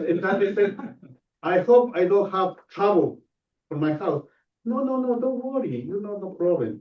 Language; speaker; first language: English; non-native, learner; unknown